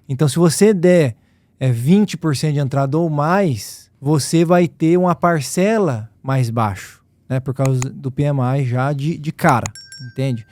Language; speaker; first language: Portuguese; native; Portuguese